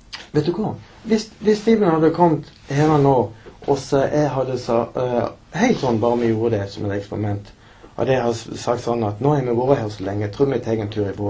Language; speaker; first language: Norwegian; native; Norwegian